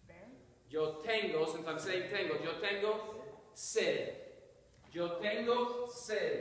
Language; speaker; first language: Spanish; non-native, fluent; English